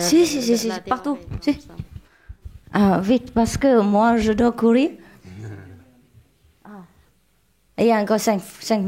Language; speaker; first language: French; non-native, learner; Chinese